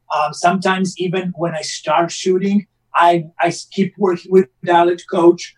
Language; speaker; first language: English; non-native, fluent; Italian